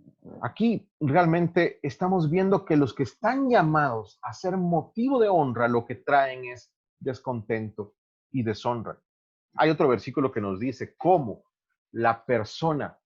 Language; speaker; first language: Spanish; native; Spanish